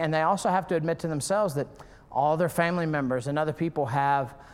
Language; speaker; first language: English; native; English